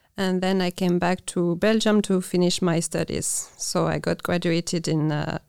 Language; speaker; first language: English; non-native, fluent; French